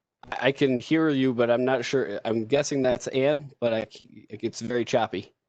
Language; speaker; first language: English; native; English